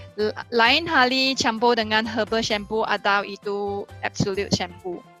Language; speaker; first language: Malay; non-native, local second language; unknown